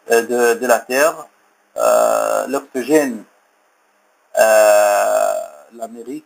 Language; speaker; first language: French; non-native, learner; Arabic